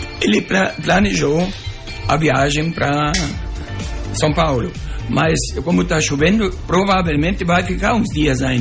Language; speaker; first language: Portuguese; non-native, local second language; German